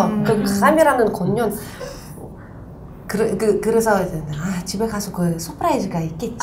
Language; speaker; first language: Korean; non-native, local second language; Uzbek